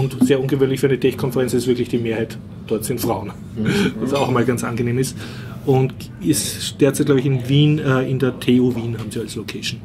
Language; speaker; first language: German; native; German